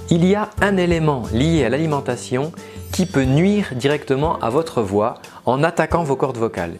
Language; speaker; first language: French; native; French